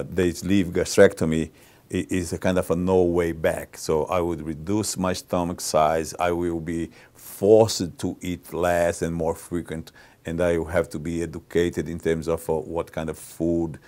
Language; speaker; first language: English; non-native, fluent; Portuguese